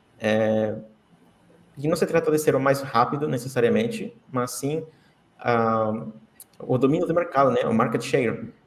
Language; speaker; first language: Portuguese; non-native, fluent; Spanish